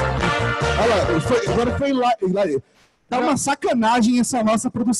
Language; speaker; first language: Portuguese; native; Portuguese